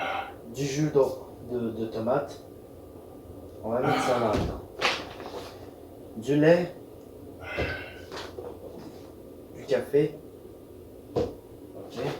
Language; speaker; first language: French; native; French